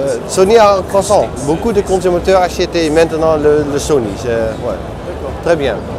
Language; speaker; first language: French; non-native, learner; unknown